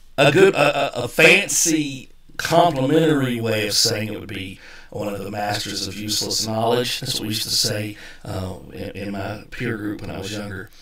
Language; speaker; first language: English; native; English